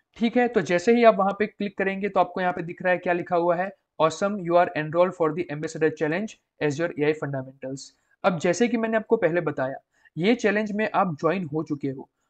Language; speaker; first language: Hindi; non-native, local second language; Gujarati